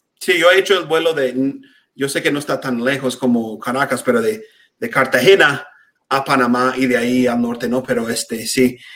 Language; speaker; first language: Spanish; non-native, fluent; English